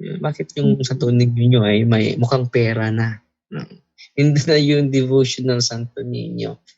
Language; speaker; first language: Filipino; non-native, local second language; Cebuano